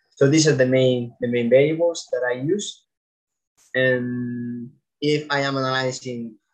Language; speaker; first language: English; non-native, fluent; Spanish